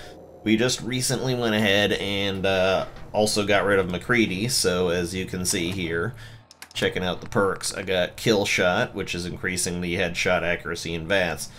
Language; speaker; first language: English; native; English